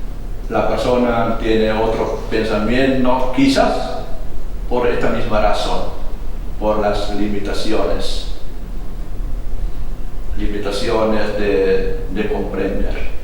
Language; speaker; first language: Spanish; non-native, fluent; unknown